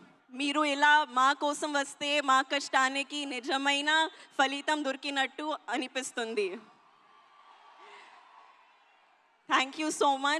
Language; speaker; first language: Telugu; non-native, learner; Hindi